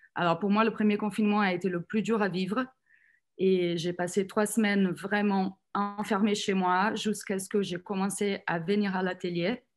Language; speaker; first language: French; non-native, fluent; Portuguese